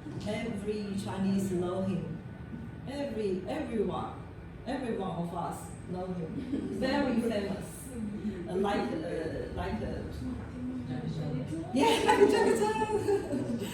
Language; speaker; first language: English; non-native, learner; Chinese